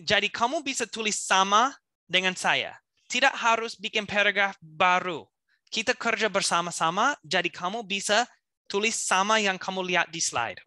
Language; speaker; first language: Indonesian; non-native, fluent; English